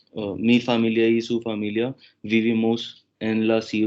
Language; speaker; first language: Spanish; non-native, learner; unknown